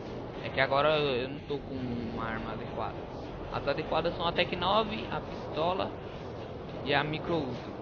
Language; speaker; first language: Portuguese; native; Portuguese